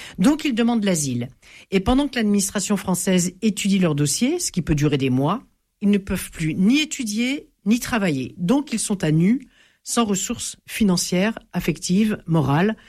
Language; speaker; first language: French; native; French